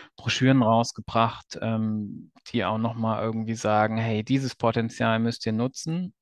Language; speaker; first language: German; native; German